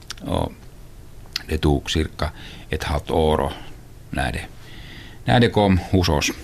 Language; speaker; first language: Swedish; non-native, local second language; Finnish